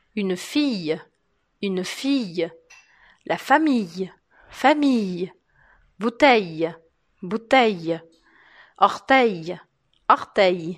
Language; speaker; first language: French; non-native, fluent; Portuguese